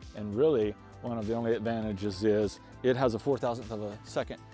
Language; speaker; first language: English; native; English